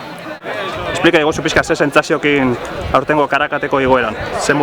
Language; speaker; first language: Basque; native; Basque